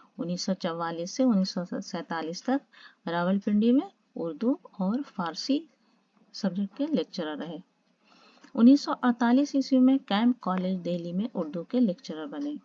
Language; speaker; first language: Urdu; native; Urdu